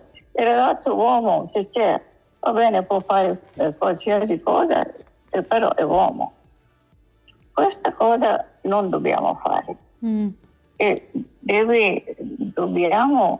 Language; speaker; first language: Italian; non-native, learner; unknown